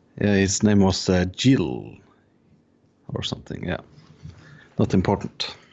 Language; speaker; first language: English; non-native, fluent; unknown